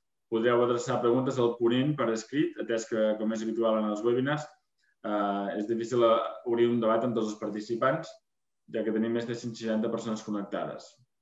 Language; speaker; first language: Catalan; native; Catalan